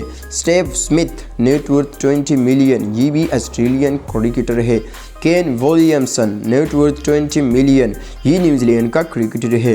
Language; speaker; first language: Hindi; native; Hindi